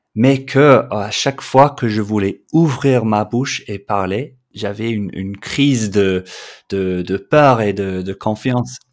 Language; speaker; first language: French; non-native, fluent; English